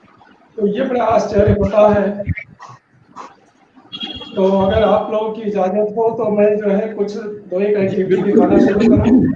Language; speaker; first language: Hindi; native; Hindi